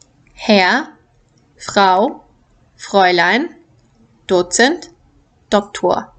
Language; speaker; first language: German; non-native, fluent; English